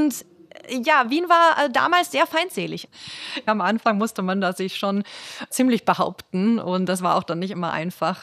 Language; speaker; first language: German; native; German